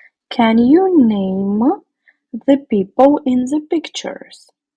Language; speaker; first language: English; non-native, fluent; Ukrainian